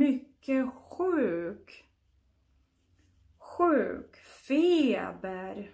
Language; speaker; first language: Swedish; non-native, fluent; Russian